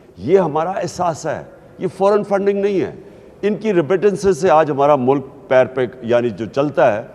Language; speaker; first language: Urdu; native; Urdu